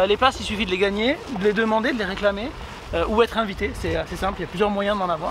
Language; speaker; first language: French; native; French